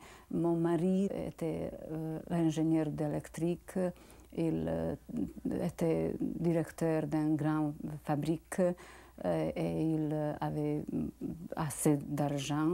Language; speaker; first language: French; non-native, learner; Bosnian